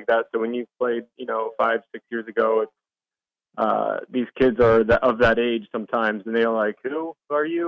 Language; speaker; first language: English; native; English